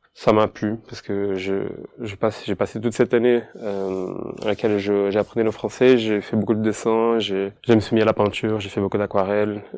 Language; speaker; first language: French; non-native, fluent; Portuguese